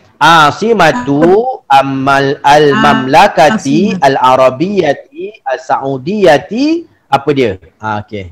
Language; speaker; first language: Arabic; non-native, fluent; Malay